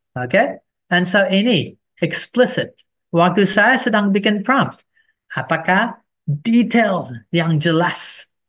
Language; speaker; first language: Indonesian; non-native, fluent; English